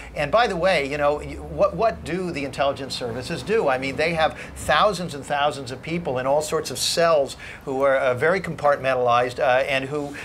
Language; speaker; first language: English; native; English